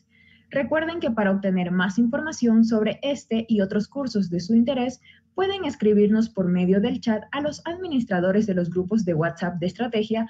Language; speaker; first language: Spanish; native; Spanish